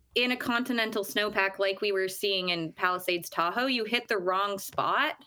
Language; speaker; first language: English; native; English